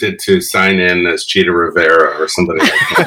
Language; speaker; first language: English; early bilingual, other home language; Spanish